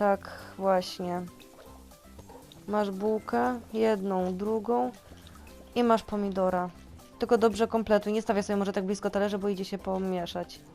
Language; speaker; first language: Polish; native; Polish